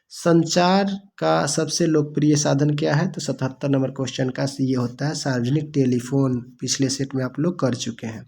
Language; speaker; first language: Hindi; non-native, local second language; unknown